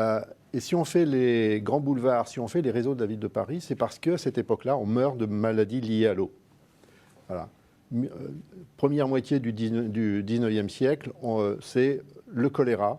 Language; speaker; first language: French; native; French